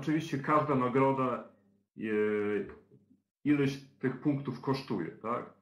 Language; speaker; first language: Polish; native; Polish